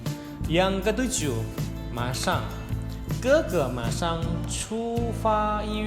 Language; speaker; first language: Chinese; non-native, fluent; Indonesian